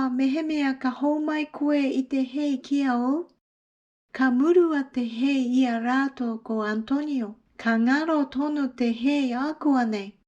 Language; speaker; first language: Māori; non-native, fluent; Japanese